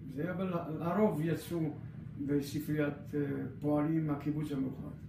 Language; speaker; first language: Hebrew; early bilingual, other home language; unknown